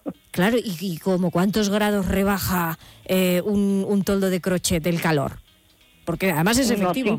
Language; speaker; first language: Spanish; native; Spanish